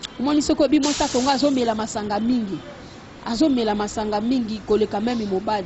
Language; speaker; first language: Lingala; native; Lingala